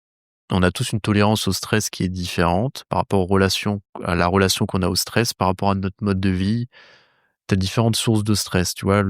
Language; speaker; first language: French; native; French